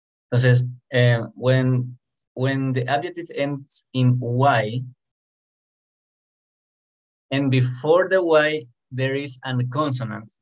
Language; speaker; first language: English; non-native, fluent; Spanish